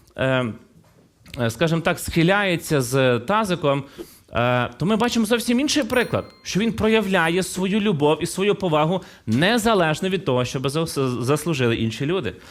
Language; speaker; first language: Ukrainian; non-native, local second language; Russian